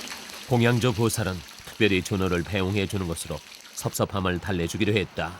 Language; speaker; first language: Korean; native; Korean